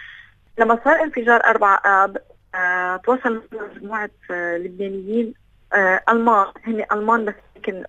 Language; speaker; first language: Arabic; native; Arabic